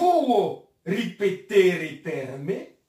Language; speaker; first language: Italian; non-native, fluent; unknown